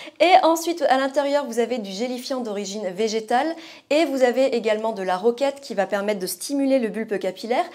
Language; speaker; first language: French; native; French